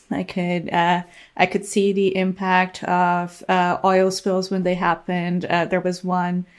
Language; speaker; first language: English; non-native, fluent; Portuguese